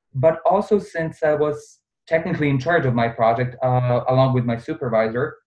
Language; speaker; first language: English; non-native, fluent; Bosnian